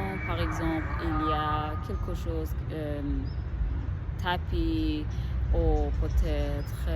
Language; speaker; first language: French; non-native, learner; Persian